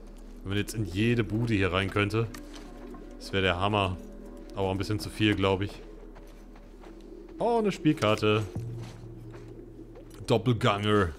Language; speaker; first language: German; native; German